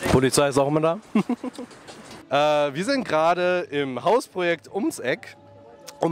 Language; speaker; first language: German; native; German